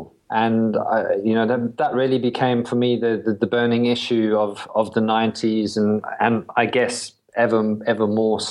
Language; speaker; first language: English; native; English